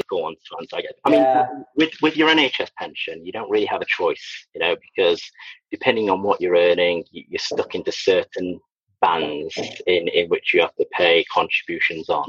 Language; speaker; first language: English; native; English